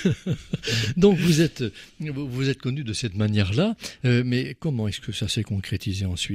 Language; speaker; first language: French; native; French